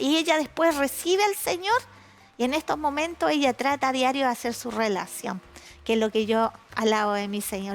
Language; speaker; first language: Spanish; native; Spanish